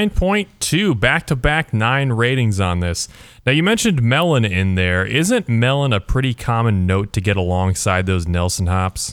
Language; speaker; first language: English; native; English